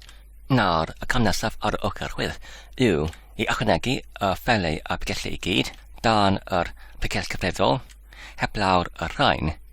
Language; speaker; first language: Welsh; non-native, learner; English